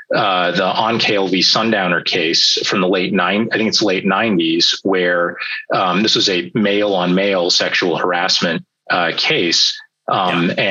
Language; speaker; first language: English; native; English